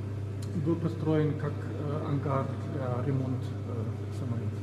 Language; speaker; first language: Russian; non-native, fluent; German